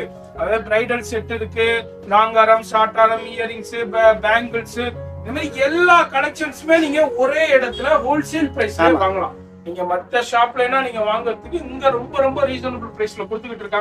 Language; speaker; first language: Tamil; native; Tamil